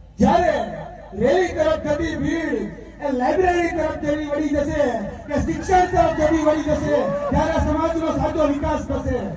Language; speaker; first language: Gujarati; native; Gujarati